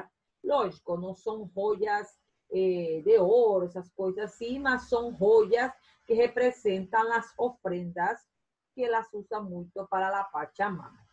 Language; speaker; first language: Spanish; non-native, fluent; Portuguese